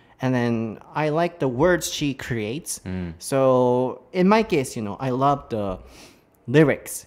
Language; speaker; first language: English; non-native, fluent; Japanese